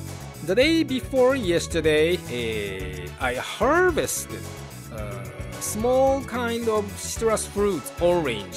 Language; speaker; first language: English; non-native, learner; Japanese